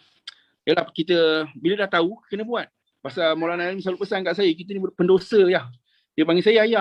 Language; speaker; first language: Indonesian; non-native, local second language; Malay